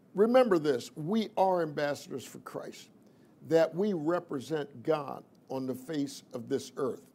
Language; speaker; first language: English; native; English